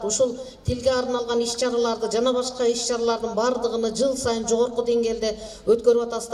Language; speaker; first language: Kyrgyz; native; Kyrgyz